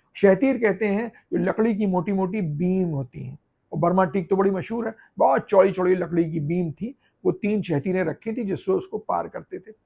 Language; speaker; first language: Urdu; native; Urdu